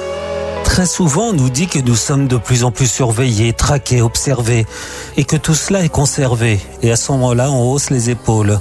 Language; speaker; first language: French; native; French